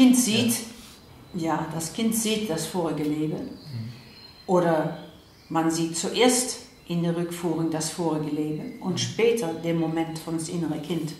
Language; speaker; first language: German; non-native, fluent; Dutch